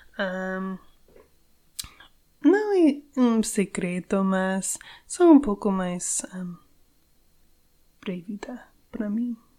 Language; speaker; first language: Portuguese; non-native, learner; English